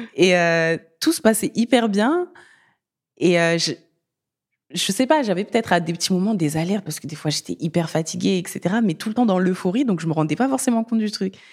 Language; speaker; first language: French; early bilingual, other home language; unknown